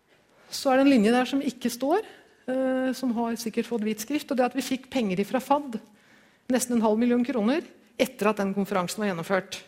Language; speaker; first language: Norwegian; native; Norwegian